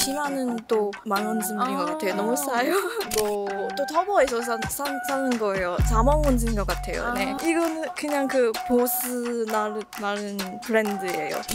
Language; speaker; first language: Korean; non-native, learner; Cantonese